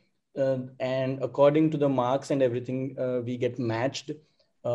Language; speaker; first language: English; non-native, local second language; Gujarati